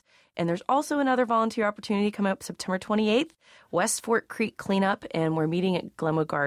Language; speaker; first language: English; native; English